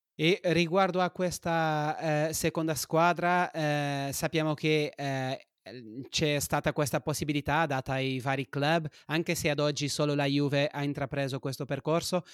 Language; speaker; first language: Italian; non-native, fluent; Portuguese